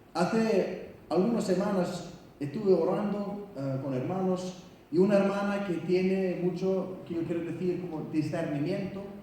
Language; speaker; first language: Spanish; non-native, fluent; Icelandic